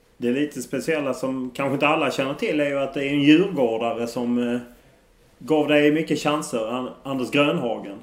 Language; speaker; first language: Swedish; native; Swedish